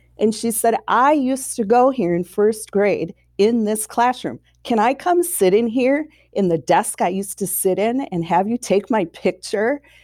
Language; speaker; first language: English; native; English